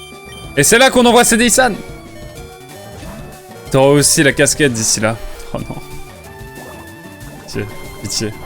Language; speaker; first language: French; native; French